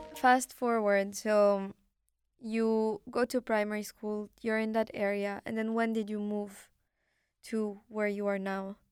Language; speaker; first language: English; non-native, fluent; Arabic